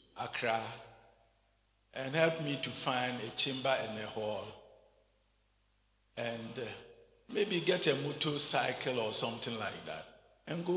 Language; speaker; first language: English; non-native, local second language; Akan